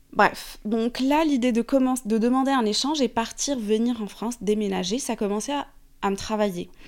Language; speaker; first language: French; non-native, fluent; Arabic